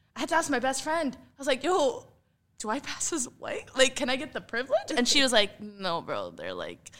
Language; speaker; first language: English; early bilingual, heritage; Arabic